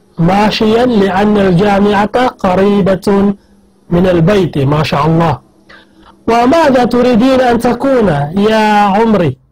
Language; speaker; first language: Arabic; non-native, fluent; Maguindanaon